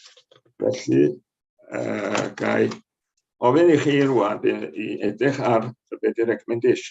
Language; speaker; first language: Welsh; native; Welsh